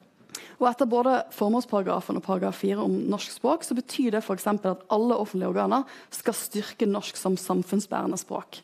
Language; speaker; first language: Norwegian; native; Norwegian